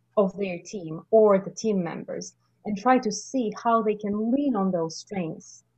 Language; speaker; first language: English; non-native, fluent; Russian